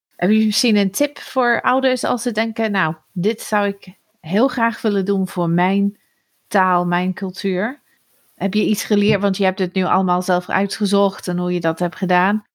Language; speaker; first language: Dutch; non-native, fluent; English